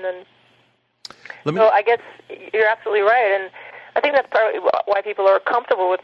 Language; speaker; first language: English; native; English